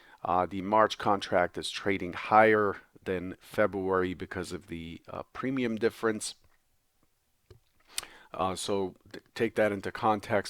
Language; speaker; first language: English; native; English